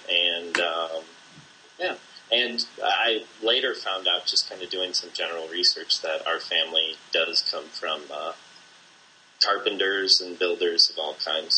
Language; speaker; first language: English; native; English